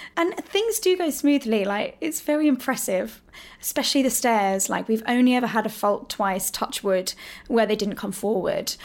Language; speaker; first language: English; native; English